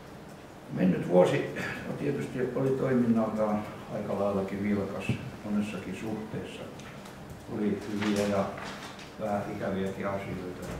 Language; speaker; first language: Finnish; native; Finnish